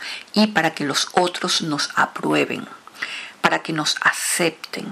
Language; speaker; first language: Spanish; native; Spanish